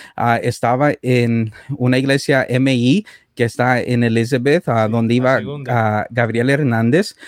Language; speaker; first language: Spanish; early bilingual, heritage; Spanish